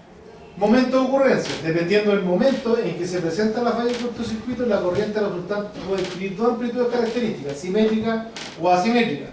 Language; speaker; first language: Spanish; native; Spanish